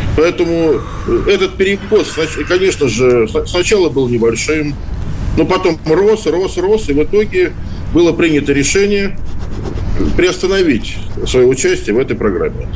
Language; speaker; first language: Russian; native; Russian